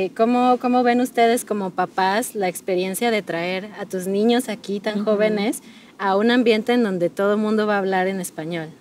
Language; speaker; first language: Spanish; native; Spanish